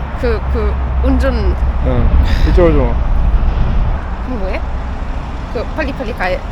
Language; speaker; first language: Korean; non-native, learner; Arabic